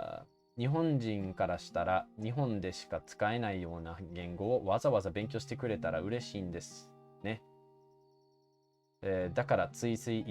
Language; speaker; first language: Japanese; non-native, fluent; English